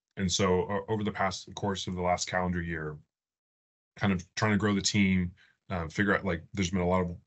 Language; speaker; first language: English; native; English